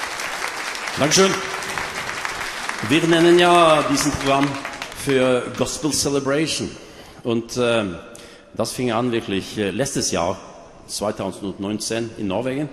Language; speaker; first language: German; non-native, learner; Norwegian